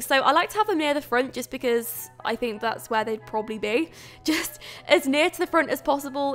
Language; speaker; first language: English; native; English